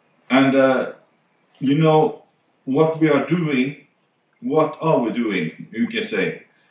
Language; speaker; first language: English; non-native, fluent; Norwegian